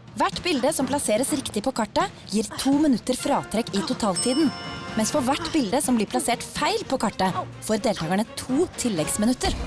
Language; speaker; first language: Norwegian; native; Norwegian